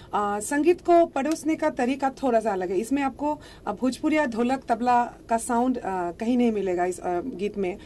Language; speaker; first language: Hindi; non-native, local second language; Assamese